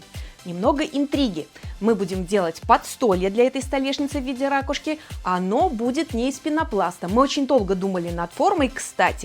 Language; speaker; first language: Russian; native; Russian